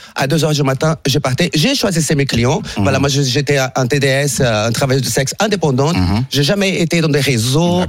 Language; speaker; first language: French; non-native, fluent; Portuguese